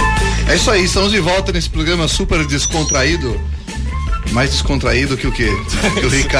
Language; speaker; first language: Portuguese; native; Portuguese